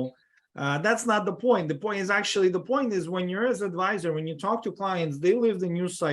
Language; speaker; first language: English; non-native, fluent; Russian